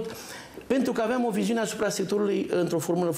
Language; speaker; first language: Romanian; native; Romanian